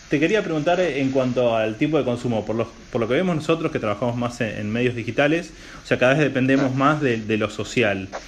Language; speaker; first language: Spanish; native; Spanish